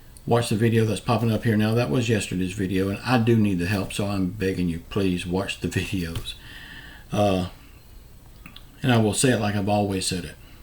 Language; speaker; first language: English; native; English